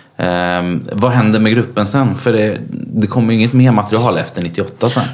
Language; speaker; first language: Swedish; native; Swedish